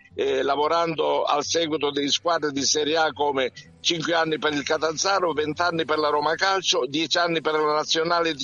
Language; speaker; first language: Italian; native; Italian